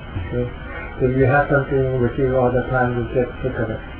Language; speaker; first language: English; non-native, fluent; Thai